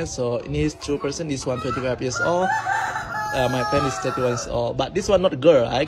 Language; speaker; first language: English; non-native, learner; Sasak